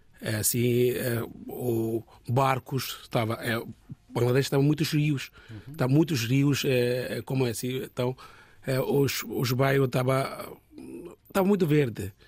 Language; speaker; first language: Portuguese; non-native, learner; Bangla